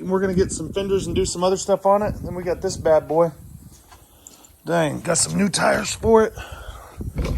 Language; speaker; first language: English; native; English